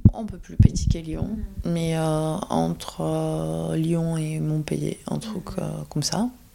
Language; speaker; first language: French; non-native, fluent; Greek